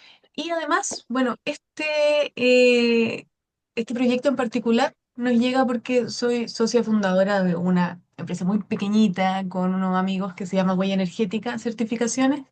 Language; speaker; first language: Spanish; native; Spanish